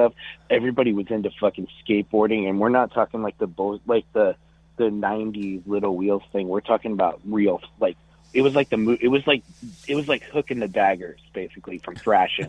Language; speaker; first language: English; native; English